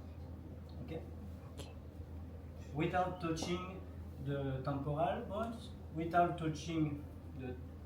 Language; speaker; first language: English; non-native, learner; French